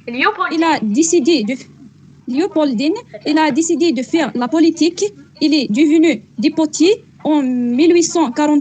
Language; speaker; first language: French; non-native, learner; Arabic